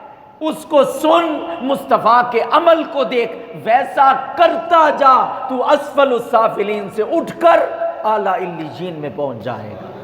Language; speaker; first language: Urdu; native; Urdu